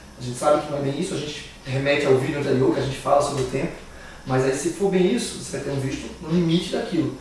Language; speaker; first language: Portuguese; native; Portuguese